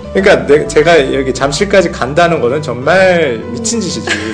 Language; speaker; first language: Korean; non-native, fluent; Japanese